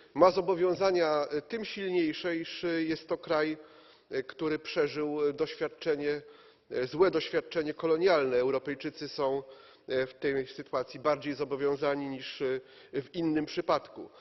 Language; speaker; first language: Polish; native; Polish